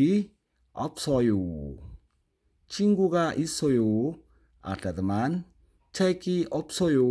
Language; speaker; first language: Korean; non-native, fluent; Indonesian